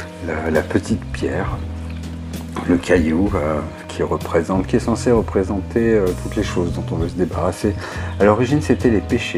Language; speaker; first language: French; native; French